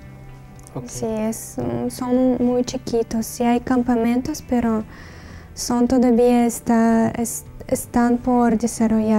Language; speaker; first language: Spanish; non-native, learner; Russian